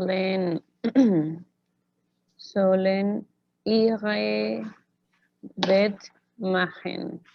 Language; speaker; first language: German; non-native, learner; Spanish